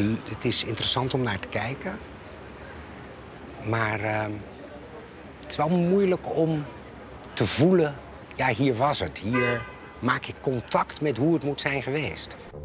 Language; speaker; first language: Dutch; native; Dutch